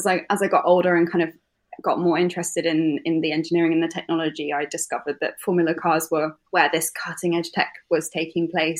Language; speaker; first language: English; native; English